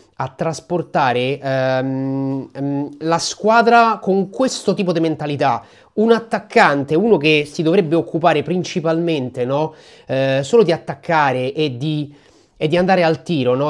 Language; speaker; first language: Italian; native; Italian